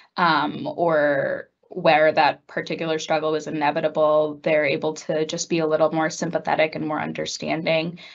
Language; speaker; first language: English; native; English